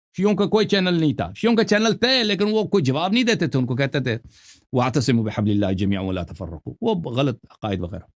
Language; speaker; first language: Urdu; non-native, fluent; Persian